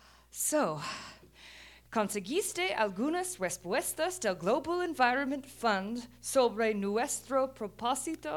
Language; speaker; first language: Spanish; non-native, learner; English